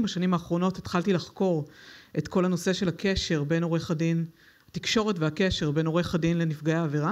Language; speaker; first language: Hebrew; native; Hebrew